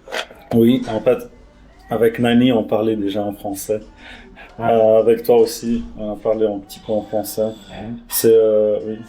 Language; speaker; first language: French; non-native, fluent; Portuguese